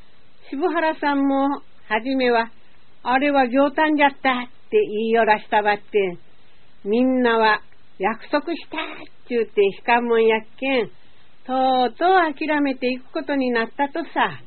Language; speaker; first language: Japanese; native; Japanese